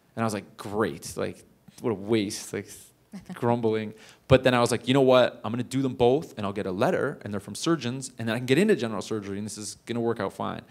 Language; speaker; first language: English; native; English